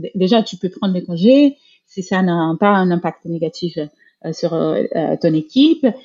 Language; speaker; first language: French; non-native, fluent; Portuguese